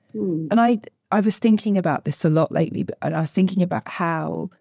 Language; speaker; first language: English; native; English